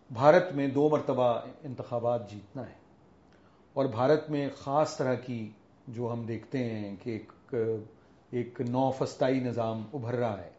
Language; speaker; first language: Urdu; native; Urdu